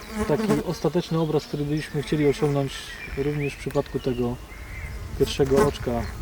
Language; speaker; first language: Polish; native; Polish